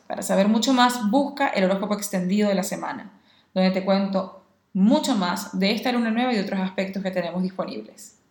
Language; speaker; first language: Spanish; native; Spanish